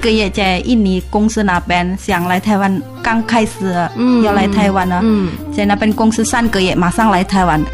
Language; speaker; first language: Chinese; non-native, learner; Indonesian